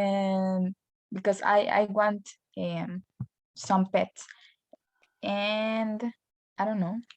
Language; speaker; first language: English; non-native, learner; Spanish